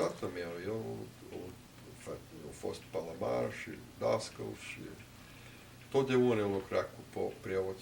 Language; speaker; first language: Romanian; early bilingual, heritage; Romanian